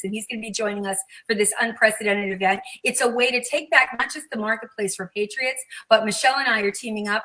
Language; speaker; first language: English; native; English